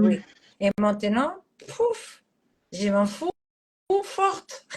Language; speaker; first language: French; non-native, fluent; Catalan